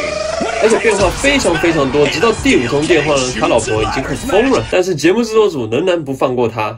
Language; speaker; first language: Chinese; native; Chinese